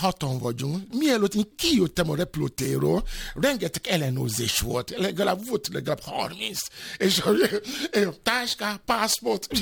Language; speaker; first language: Hungarian; non-native, fluent; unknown